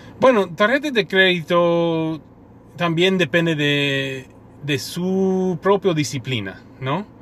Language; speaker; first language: Spanish; non-native, fluent; English